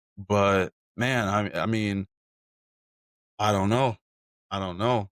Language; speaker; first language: English; native; English